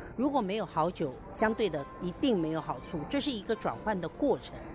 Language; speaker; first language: Chinese; native; Chinese